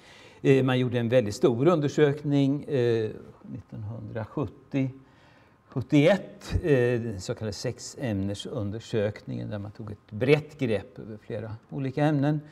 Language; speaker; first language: Swedish; native; Swedish